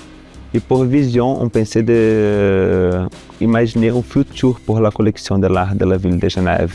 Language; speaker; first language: French; non-native, fluent; Portuguese